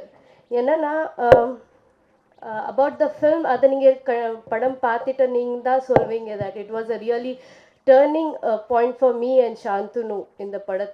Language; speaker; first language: Tamil; non-native, fluent; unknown